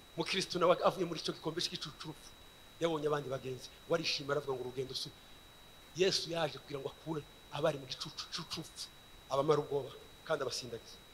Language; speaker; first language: Kinyarwanda; early bilingual, heritage; Kinyarwanda